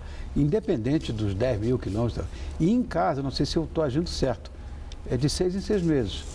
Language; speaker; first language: Portuguese; native; Portuguese